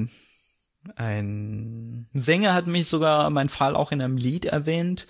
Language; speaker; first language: German; non-native, fluent; Arabic